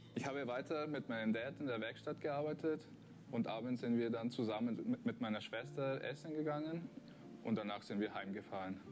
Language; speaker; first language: German; early bilingual, other home language; Spanish